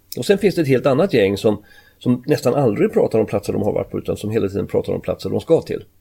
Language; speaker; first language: Swedish; native; Swedish